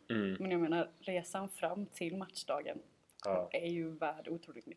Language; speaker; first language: Swedish; native; Swedish